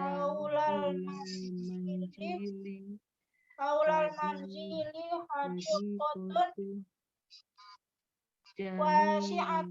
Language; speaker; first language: Arabic; non-native, learner; Indonesian